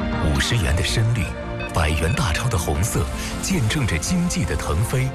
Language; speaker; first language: Chinese; native; Chinese